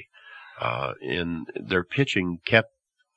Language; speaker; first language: English; native; English